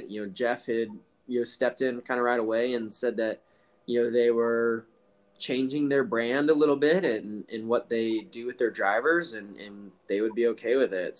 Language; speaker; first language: English; native; English